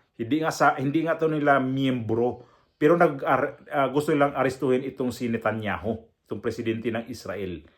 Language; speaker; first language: Filipino; non-native, local second language; Cebuano